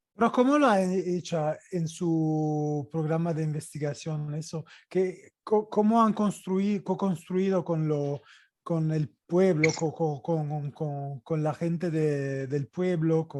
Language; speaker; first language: Spanish; non-native, fluent; Italian